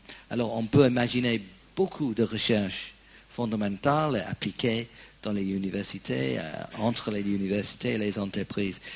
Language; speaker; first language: French; non-native, fluent; English